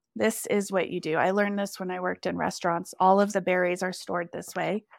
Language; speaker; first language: English; native; English